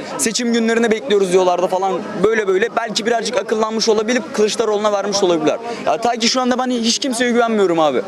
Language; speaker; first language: Turkish; native; Turkish